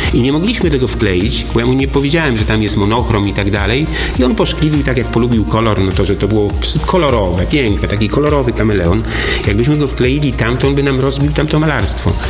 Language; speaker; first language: Polish; native; Polish